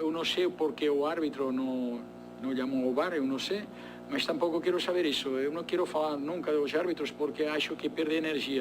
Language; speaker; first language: Portuguese; non-native, fluent; Spanish